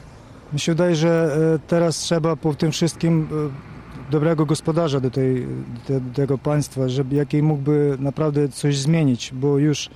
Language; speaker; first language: Polish; non-native, fluent; Ukrainian